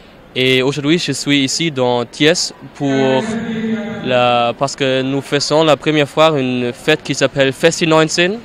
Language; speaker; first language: French; non-native, learner; German